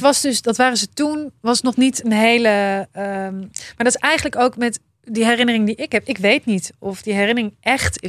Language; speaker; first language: Dutch; native; Dutch